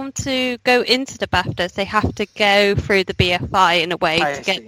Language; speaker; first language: English; native; English